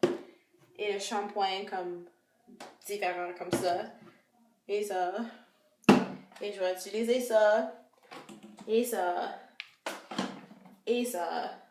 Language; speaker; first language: French; non-native, local second language; English